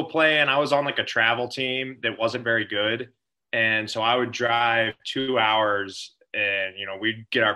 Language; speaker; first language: English; native; English